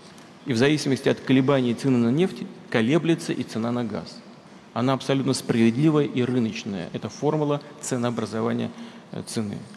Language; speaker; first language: Russian; native; Russian